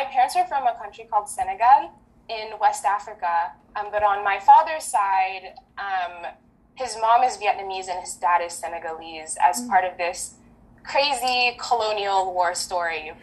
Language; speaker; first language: English; early bilingual, other home language; French